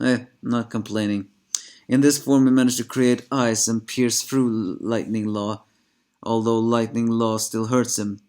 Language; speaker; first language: English; non-native, fluent; Swedish